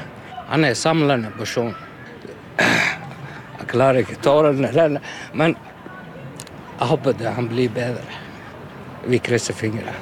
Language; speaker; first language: Norwegian; non-native, learner; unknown